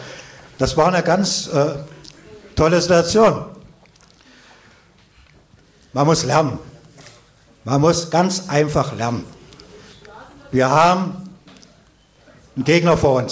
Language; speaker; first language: German; native; German